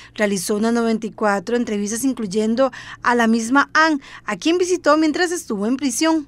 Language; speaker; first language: Spanish; native; Spanish